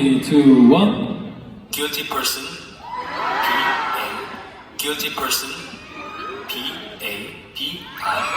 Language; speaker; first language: English; non-native, learner; Korean